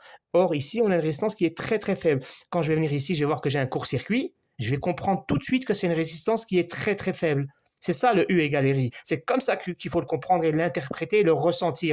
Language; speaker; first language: French; native; French